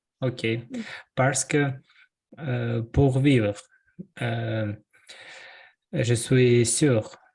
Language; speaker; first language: French; non-native, learner; Russian